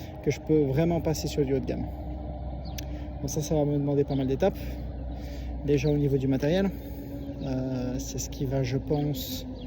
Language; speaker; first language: French; native; French